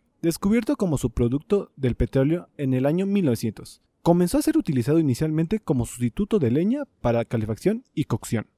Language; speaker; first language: Spanish; native; Spanish